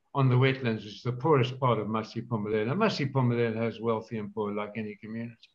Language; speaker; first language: English; native; English